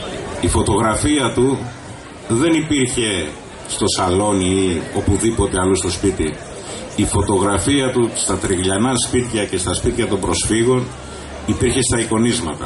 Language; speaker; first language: Greek; native; Greek